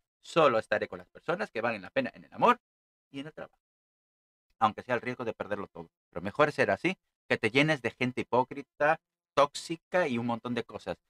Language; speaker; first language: Spanish; native; Spanish